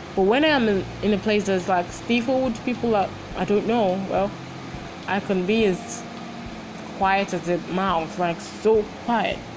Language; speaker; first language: English; non-native, local second language; Igbo